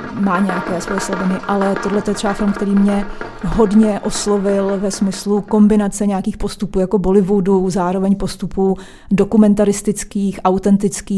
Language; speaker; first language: Czech; native; Czech